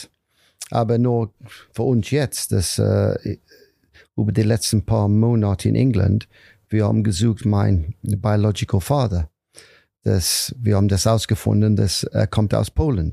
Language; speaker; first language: German; non-native, fluent; English